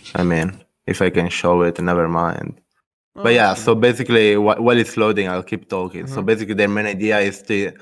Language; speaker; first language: English; non-native, fluent; Italian